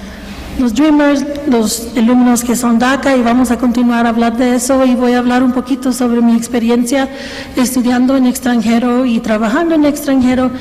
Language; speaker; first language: Spanish; early bilingual, heritage; Spanish